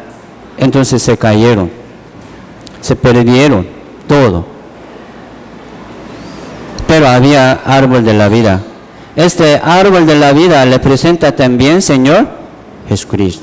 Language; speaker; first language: Spanish; non-native, learner; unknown